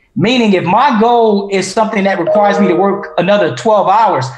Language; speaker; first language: English; native; English